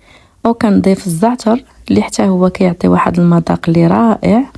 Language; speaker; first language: Arabic; native; Arabic